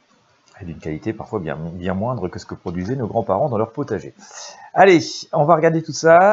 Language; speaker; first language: French; native; French